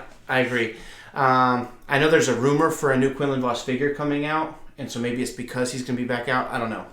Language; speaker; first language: English; native; English